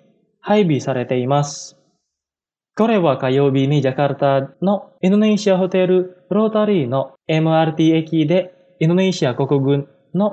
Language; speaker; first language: Japanese; non-native, fluent; Indonesian